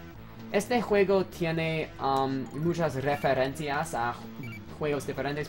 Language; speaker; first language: Spanish; non-native, learner; English